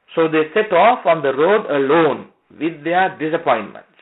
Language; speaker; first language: English; non-native, local second language; Sinhala